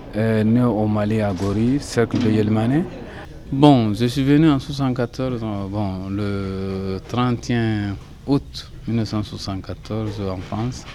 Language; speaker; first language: French; non-native, local second language; Soninke